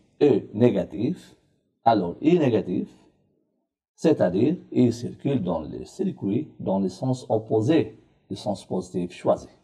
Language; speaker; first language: French; non-native, local second language; Arabic